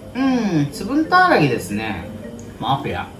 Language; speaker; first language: Indonesian; non-native, learner; Japanese